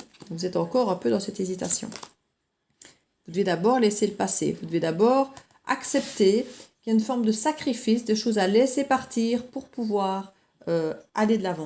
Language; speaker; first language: French; native; French